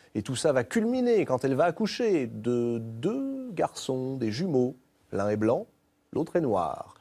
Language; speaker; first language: French; native; French